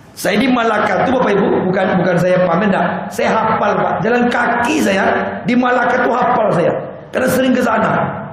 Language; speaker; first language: Malay; native; Malay